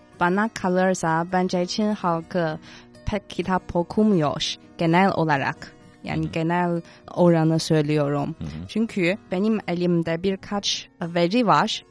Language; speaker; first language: Turkish; non-native, fluent; Chinese